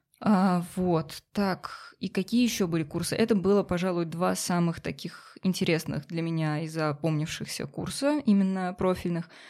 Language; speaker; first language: Russian; native; Russian